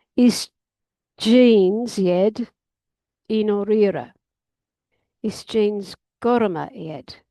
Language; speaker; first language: Irish; non-native, learner; English